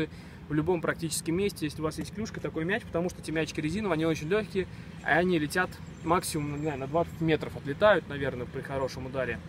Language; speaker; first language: Russian; native; Russian